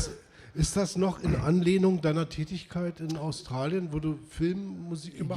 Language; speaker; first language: German; native; German